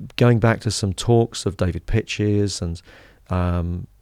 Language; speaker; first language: English; native; English